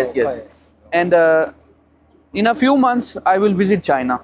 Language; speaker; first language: English; non-native, learner; Punjabi